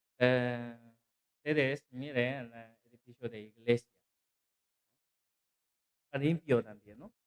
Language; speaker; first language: Spanish; non-native, learner; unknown